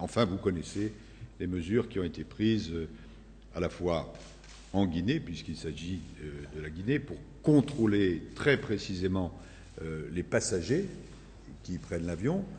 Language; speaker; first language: French; native; French